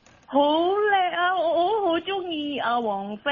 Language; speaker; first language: Cantonese; non-native, learner; Indonesian